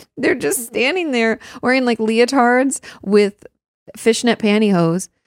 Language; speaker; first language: English; native; English